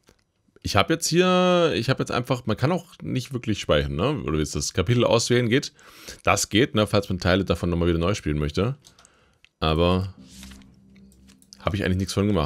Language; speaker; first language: German; native; German